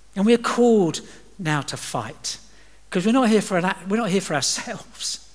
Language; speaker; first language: English; native; English